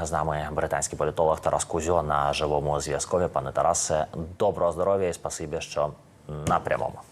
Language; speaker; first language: Ukrainian; native; Ukrainian